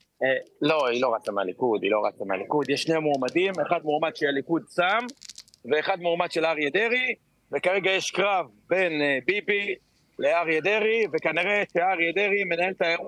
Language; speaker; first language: Hebrew; native; Hebrew